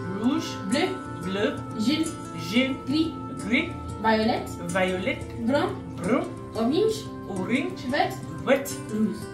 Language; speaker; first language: French; non-native, learner; English